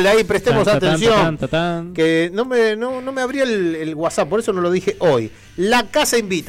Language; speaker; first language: Spanish; native; Spanish